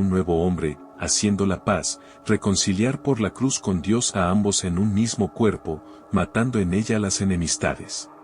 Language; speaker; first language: Spanish; native; Spanish